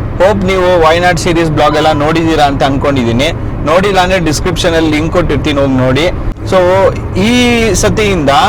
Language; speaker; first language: Kannada; native; Kannada